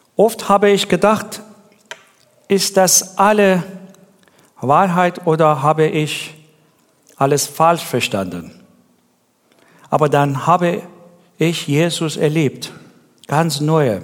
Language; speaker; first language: German; non-native, learner; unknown